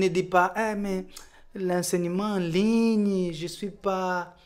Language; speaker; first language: French; non-native, fluent; Portuguese